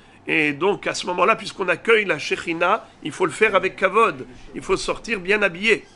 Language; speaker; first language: French; native; French